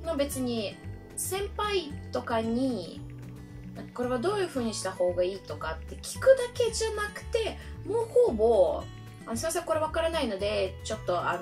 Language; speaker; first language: Japanese; non-native, fluent; Russian